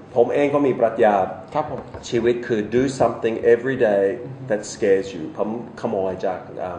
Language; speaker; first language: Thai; non-native, fluent; English